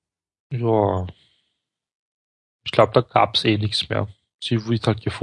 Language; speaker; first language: German; native; German